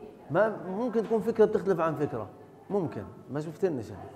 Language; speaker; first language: Arabic; native; Arabic